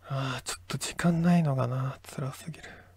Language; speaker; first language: Japanese; native; Japanese